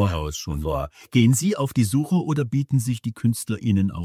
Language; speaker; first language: German; native; German